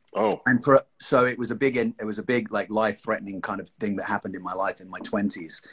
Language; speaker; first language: English; native; English